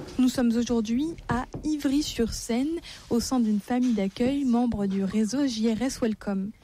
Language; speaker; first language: French; native; French